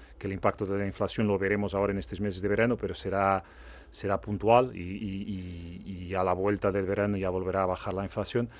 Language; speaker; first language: Spanish; non-native, fluent; Portuguese